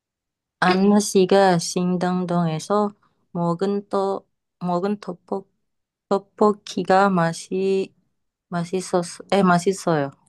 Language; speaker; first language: Korean; non-native, learner; Indonesian